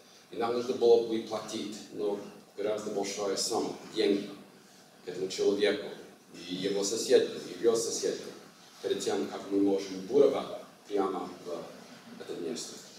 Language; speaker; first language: Russian; non-native, learner; English